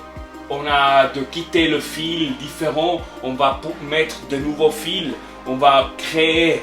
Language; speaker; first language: French; non-native, learner; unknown